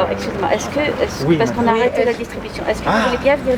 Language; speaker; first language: French; native; French